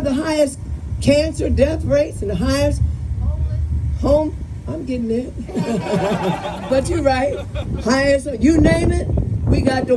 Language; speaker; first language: English; native; English